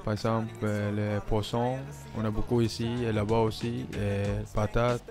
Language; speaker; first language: French; non-native, learner; Norwegian